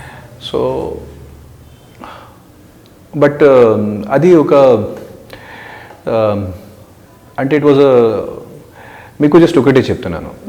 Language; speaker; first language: Telugu; non-native, local second language; Hindi